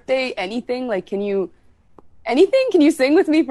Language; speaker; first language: English; native; English